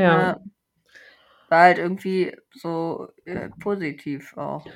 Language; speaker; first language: German; native; German